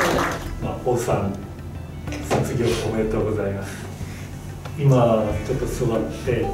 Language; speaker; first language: Japanese; native; Japanese